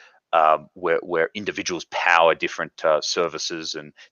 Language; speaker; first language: English; native; English